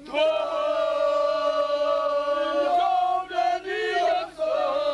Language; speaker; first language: Bosnian; native; Bosnian